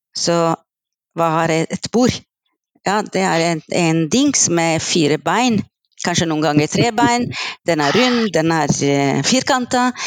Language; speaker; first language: Norwegian; non-native, fluent; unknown